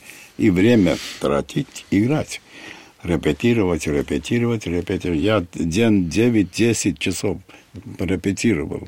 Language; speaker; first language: Russian; non-native, fluent; Armenian